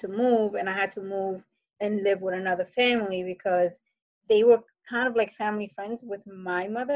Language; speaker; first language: English; early bilingual, other home language; Fula